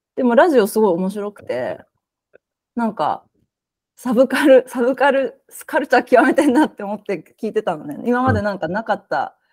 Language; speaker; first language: Japanese; native; Japanese